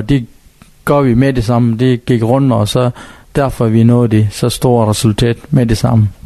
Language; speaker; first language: Danish; non-native, learner; Tamil